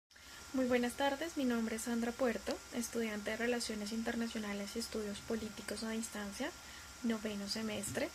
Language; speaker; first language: Spanish; native; Spanish